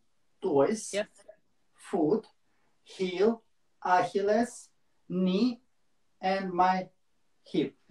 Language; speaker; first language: English; non-native, learner; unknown